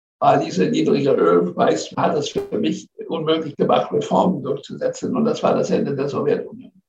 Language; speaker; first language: German; non-native, fluent; English